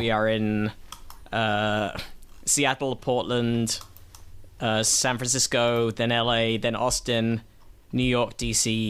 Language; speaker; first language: English; native; English